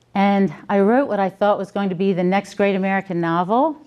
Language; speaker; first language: English; native; English